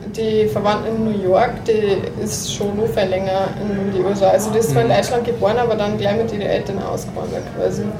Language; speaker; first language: German; native; German